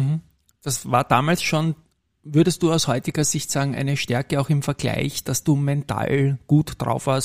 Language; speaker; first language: German; native; German